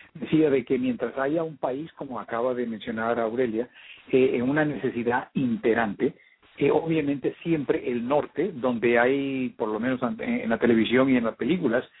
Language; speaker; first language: Spanish; early bilingual, heritage; Spanish